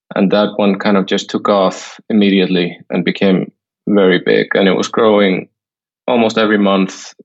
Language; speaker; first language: English; non-native, fluent; Icelandic